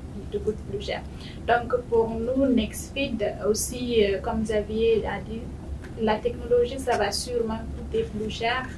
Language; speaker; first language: French; non-native, local second language; Fula